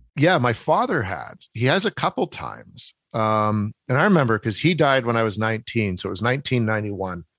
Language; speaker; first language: English; native; English